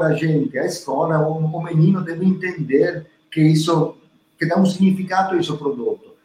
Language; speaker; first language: Portuguese; non-native, learner; Italian